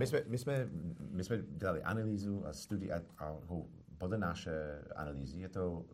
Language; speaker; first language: Czech; non-native, fluent; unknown